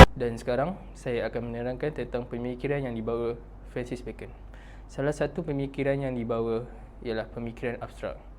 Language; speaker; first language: Malay; native; Malay